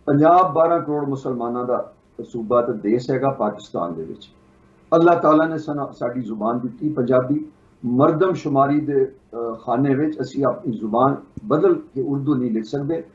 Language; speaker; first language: Urdu; non-native, local second language; Punjabi